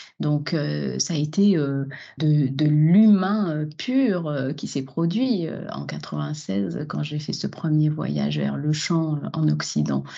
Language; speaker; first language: French; non-native, local second language; Arabic